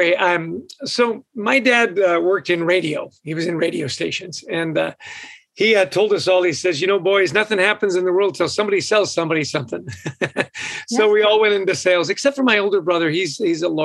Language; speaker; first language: English; native; English